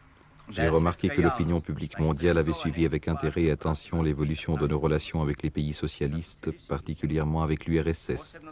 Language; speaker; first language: French; native; French